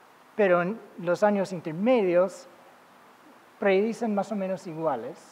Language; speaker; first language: Spanish; non-native, fluent; English